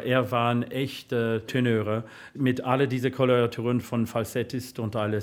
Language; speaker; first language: German; non-native, fluent; English